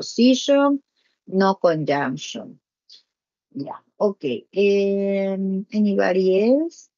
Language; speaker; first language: English; non-native, learner; Spanish